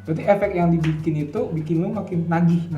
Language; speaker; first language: Indonesian; native; Indonesian